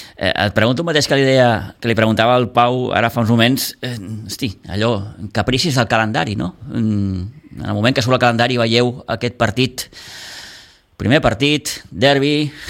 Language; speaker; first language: Catalan; native; Catalan